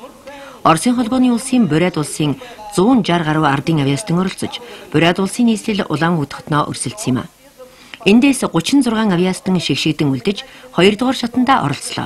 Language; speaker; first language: Mongolian; native; Mongolian